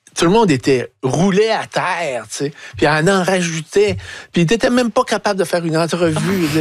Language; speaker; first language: French; native; French